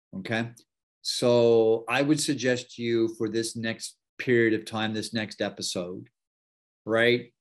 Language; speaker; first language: English; native; English